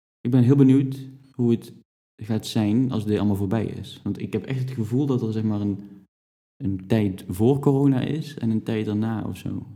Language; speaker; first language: Dutch; native; Dutch